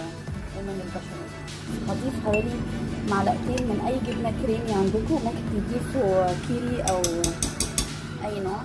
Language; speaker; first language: Arabic; native; Arabic